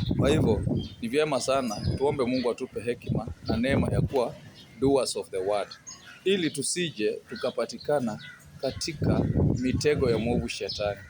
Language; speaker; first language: Swahili; non-native, local second language; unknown